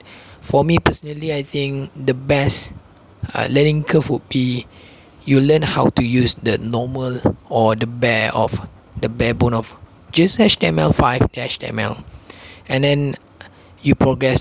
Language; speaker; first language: English; non-native, local second language; Malay